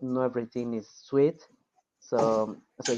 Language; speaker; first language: English; non-native, fluent; Spanish